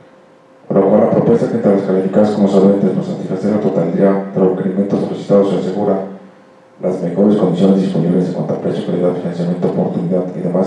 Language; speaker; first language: Spanish; native; Spanish